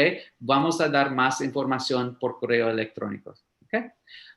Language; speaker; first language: Spanish; early bilingual, heritage; English